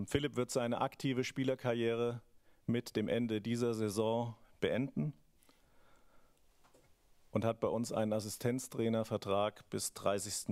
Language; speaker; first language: German; native; German